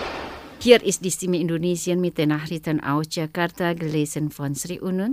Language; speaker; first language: German; non-native, fluent; Indonesian